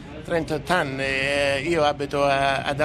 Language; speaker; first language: Italian; native; Italian